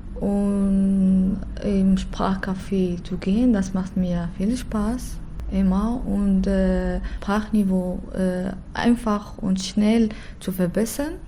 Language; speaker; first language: German; non-native, learner; Arabic